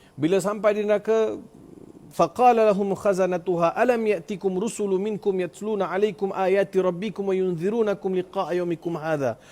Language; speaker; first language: Malay; non-native, local second language; Tamil